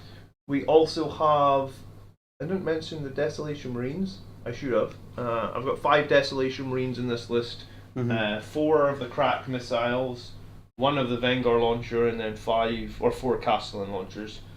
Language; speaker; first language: English; native; English